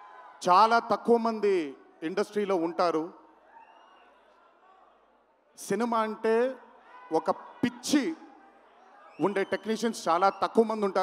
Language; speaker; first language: Telugu; native; Telugu